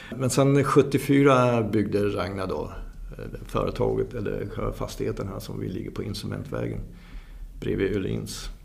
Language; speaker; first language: Swedish; non-native, fluent; German